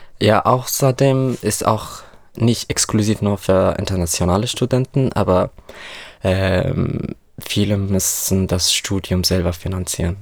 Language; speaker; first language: German; non-native, fluent; Arabic